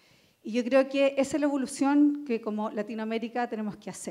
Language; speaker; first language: Spanish; native; Spanish